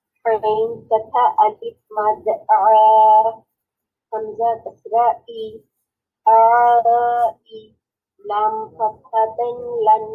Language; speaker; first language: Arabic; non-native, learner; Bangla